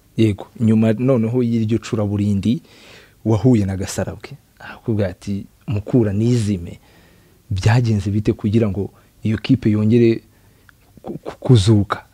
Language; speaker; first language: Kinyarwanda; native; Kinyarwanda